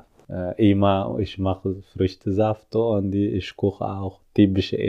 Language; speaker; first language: German; non-native, learner; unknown